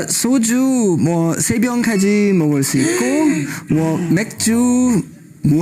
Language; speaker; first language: Korean; non-native, learner; English